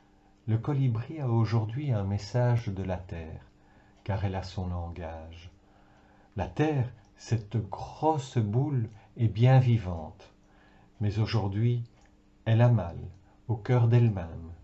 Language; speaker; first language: French; native; French